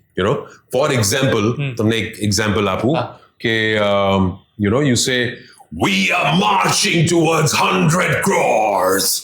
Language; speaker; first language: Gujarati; non-native, local second language; Hindi